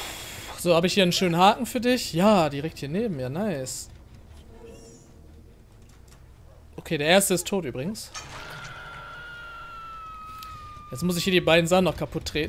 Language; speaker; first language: German; native; German